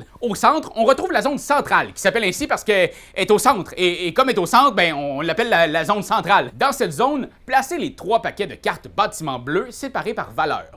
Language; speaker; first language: French; native; French